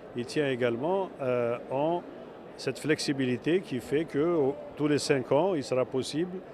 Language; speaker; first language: French; non-native, local second language; Arabic